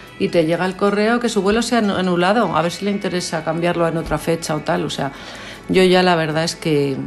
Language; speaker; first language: Spanish; native; Spanish